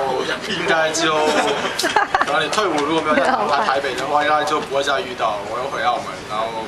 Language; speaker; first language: Chinese; non-native, local second language; Cantonese